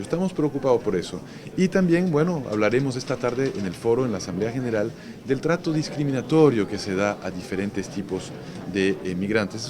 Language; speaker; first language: Spanish; native; Spanish